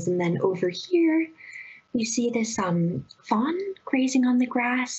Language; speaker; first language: English; native; English